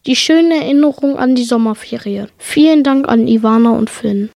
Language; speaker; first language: German; native; German